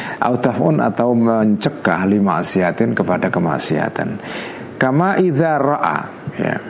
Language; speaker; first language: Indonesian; non-native, local second language; Javanese